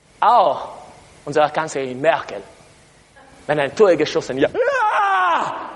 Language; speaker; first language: German; non-native, learner; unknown